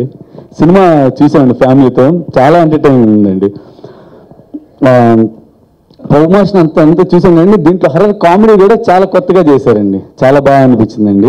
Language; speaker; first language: Telugu; native; Telugu